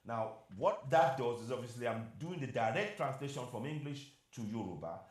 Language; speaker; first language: English; non-native, local second language; Yoruba